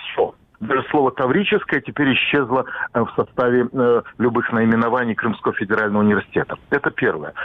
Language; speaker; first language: Russian; native; Russian